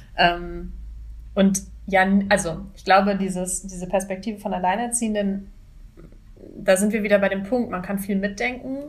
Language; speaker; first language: German; native; German